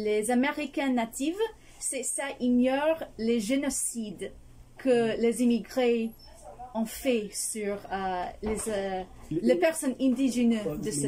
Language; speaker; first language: French; non-native, fluent; English